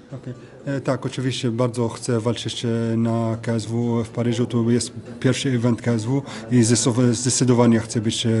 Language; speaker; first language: Polish; non-native, fluent; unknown